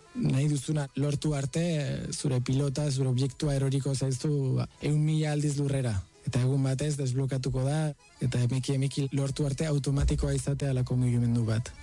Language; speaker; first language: Basque; non-native, fluent; Spanish